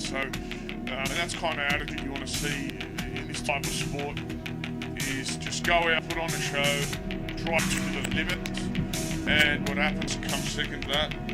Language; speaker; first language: English; native; English